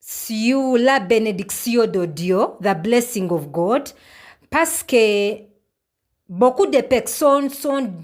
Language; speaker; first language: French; non-native, learner; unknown